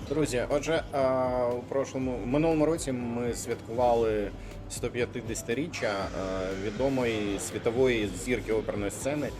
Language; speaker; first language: Ukrainian; non-native, local second language; Russian